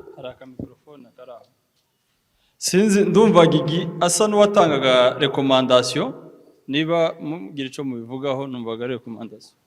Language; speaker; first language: Kinyarwanda; native; Kinyarwanda